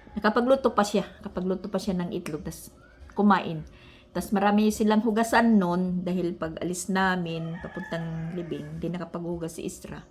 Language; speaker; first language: Filipino; non-native, local second language; Waray